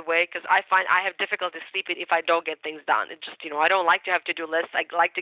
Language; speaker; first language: English; non-native, fluent; Ukrainian